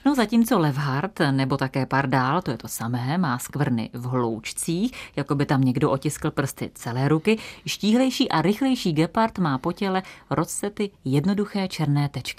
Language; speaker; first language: Czech; native; Czech